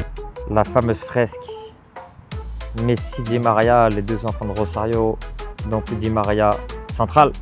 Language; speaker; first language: French; native; French